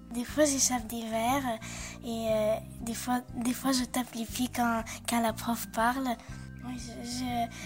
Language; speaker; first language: French; early bilingual, other home language; Arabic